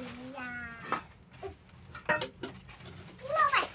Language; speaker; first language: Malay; non-native, local second language; Javanese